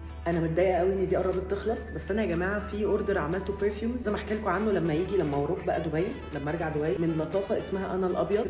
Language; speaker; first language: Arabic; native; Arabic